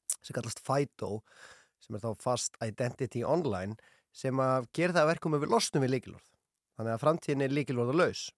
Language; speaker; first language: Icelandic; native; Icelandic